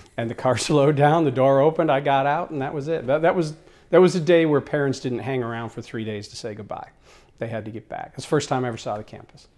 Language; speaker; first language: English; native; English